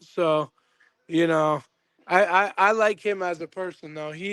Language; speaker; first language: English; native; English